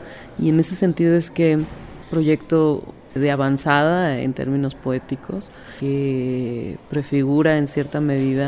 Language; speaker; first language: Spanish; native; Spanish